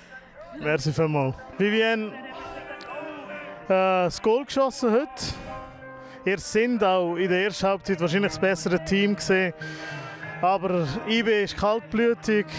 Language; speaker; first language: German; native; German